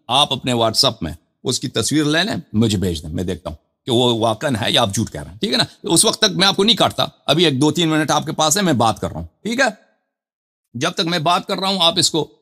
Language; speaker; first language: Urdu; non-native, fluent; Persian